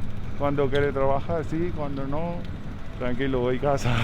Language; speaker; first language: Spanish; non-native, learner; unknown